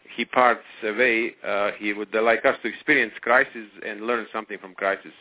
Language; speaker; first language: English; non-native, fluent; Croatian